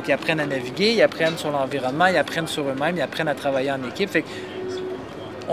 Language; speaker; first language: French; native; French